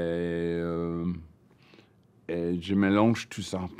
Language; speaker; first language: French; non-native, learner; English